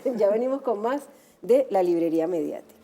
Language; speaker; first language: Spanish; native; Spanish